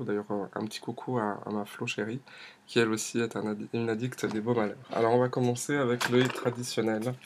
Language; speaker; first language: French; native; French